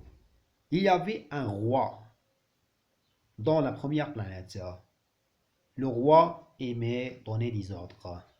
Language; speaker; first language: French; non-native, learner; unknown